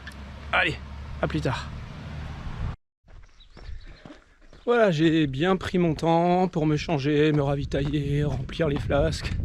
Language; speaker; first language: French; native; French